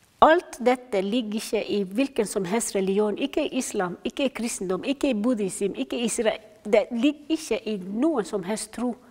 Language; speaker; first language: Norwegian; non-native, fluent; Somali